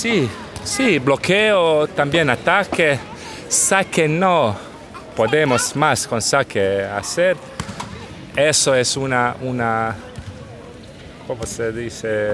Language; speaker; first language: Spanish; non-native, learner; Croatian